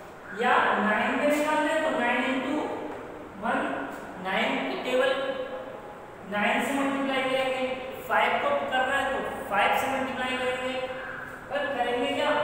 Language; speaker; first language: Hindi; native; Hindi